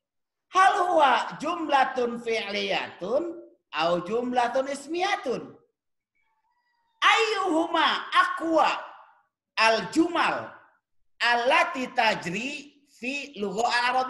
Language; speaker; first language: Arabic; non-native, fluent; Indonesian